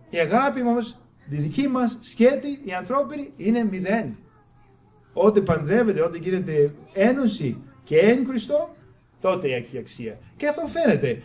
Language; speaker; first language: Greek; non-native, fluent; English